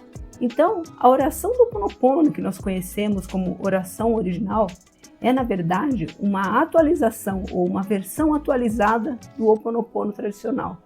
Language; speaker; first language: Portuguese; native; Portuguese